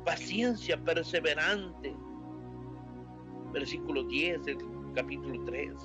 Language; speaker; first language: Spanish; native; Spanish